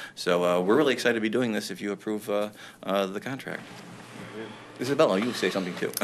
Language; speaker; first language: English; native; English